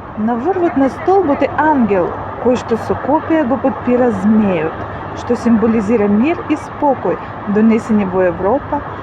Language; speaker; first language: Macedonian; non-native, fluent; Russian